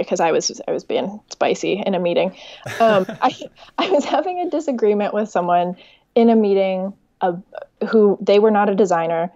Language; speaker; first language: English; native; English